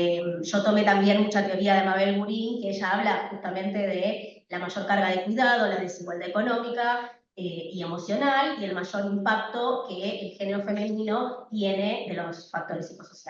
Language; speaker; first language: Spanish; native; Spanish